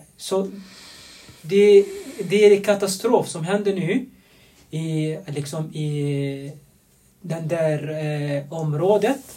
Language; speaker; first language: Swedish; non-native, fluent; Arabic